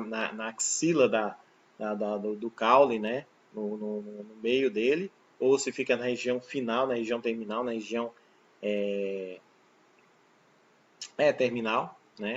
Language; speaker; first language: Portuguese; native; Portuguese